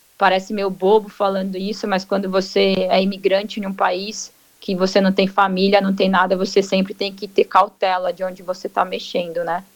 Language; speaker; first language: Portuguese; native; Portuguese